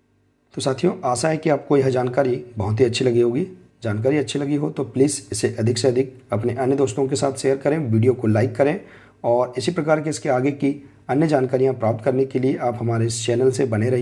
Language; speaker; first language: Hindi; native; Hindi